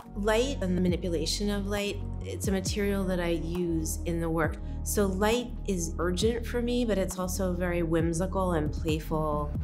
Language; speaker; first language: English; native; English